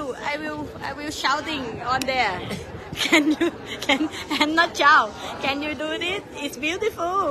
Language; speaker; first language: English; non-native, learner; Thai